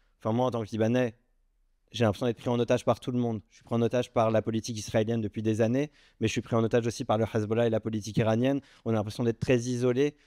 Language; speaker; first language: French; early bilingual, other home language; Arabic